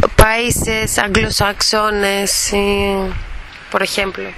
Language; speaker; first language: Spanish; non-native, fluent; Greek